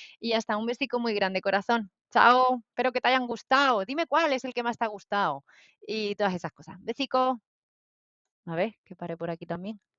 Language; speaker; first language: Spanish; native; Spanish